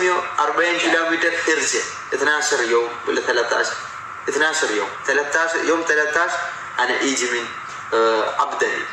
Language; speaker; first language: Arabic; non-native, learner; Malayalam